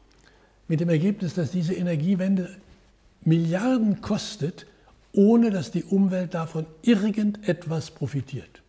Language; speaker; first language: German; native; German